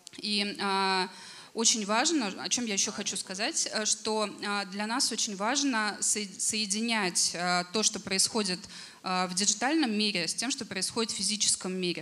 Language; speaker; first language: Russian; native; Russian